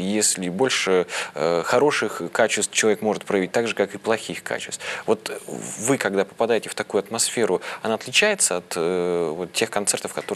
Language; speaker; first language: Russian; native; Russian